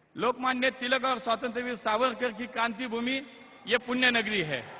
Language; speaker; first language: Hindi; non-native, local second language; Marathi